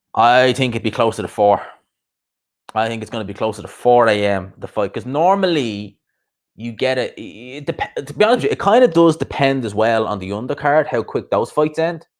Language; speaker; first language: English; native; English